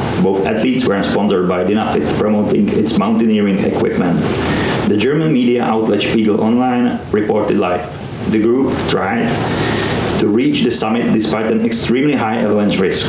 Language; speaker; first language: English; non-native, fluent; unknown